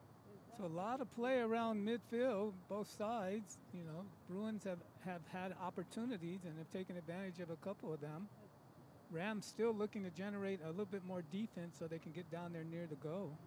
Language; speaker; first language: English; native; English